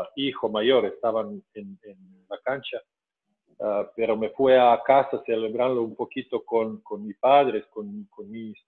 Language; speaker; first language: Spanish; non-native, fluent; Serbian